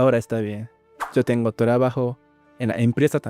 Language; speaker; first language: Spanish; non-native, learner; Japanese